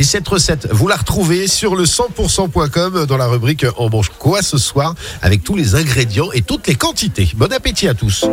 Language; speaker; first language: French; native; French